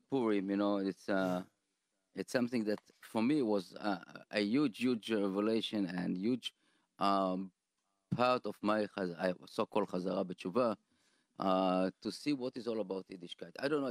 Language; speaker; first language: English; non-native, fluent; Hebrew